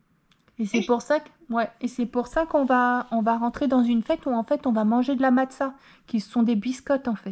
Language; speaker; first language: French; native; French